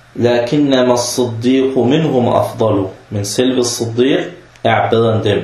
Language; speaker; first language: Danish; early bilingual, other home language; Arabic